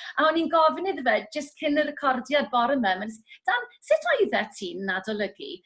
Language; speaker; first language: Welsh; native; Welsh